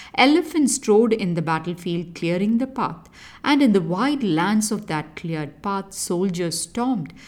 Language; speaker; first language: English; non-native, local second language; Tamil